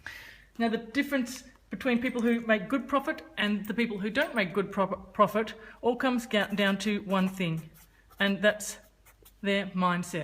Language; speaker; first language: English; native; English